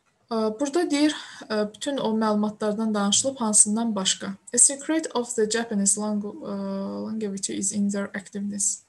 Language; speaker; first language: English; non-native, fluent; Azerbaijani